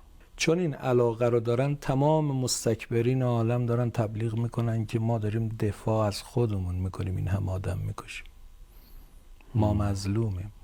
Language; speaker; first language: Persian; native; Persian